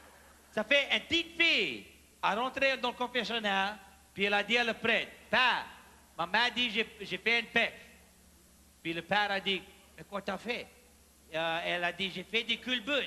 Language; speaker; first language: French; native; French